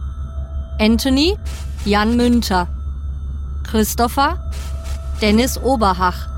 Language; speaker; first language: German; native; German